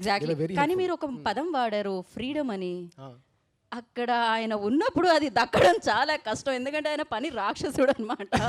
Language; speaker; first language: Telugu; native; Telugu